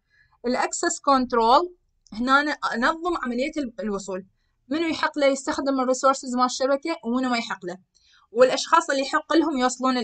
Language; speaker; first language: Arabic; native; Arabic